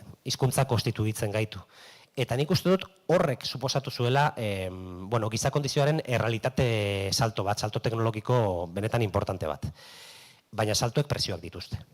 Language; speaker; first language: Basque; native; Basque